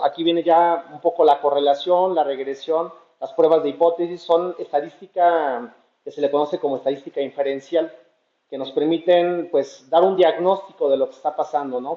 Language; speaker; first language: Spanish; native; Spanish